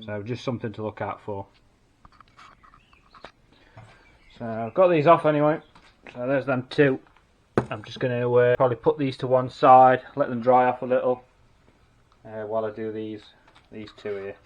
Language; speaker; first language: English; native; English